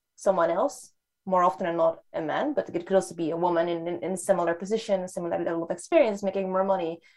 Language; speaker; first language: English; non-native, fluent; Dutch